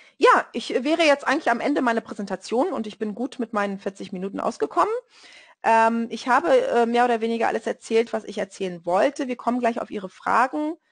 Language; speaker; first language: German; non-native, fluent; Portuguese